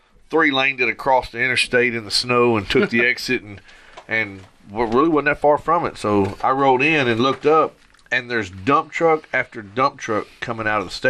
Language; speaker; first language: English; native; English